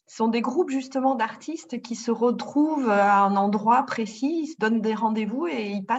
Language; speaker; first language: French; native; French